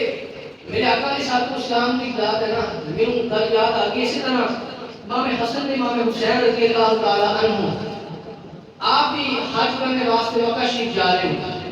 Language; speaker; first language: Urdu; non-native, local second language; Punjabi